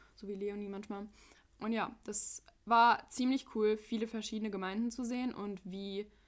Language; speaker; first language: German; early bilingual, other home language; English